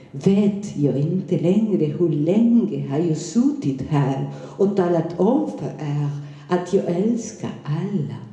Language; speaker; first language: Swedish; non-native, fluent; Spanish